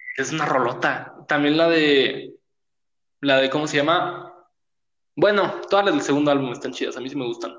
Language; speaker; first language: Spanish; native; Spanish